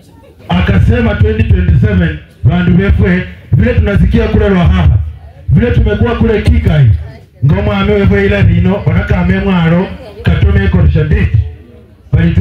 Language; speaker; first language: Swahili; non-native, local second language; Luyia